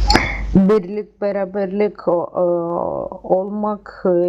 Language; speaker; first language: Turkish; non-native, learner; Russian